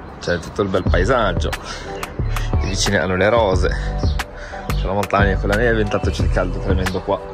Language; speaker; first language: Italian; native; Italian